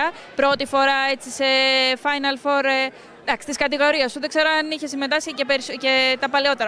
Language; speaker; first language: Greek; native; Greek